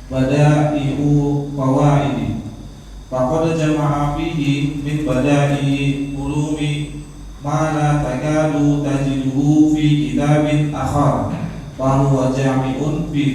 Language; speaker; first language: Arabic; non-native, learner; Indonesian